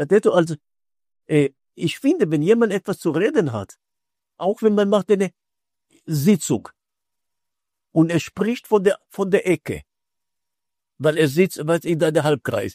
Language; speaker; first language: German; non-native, fluent; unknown